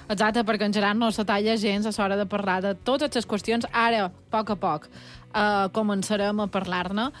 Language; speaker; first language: Catalan; native; Catalan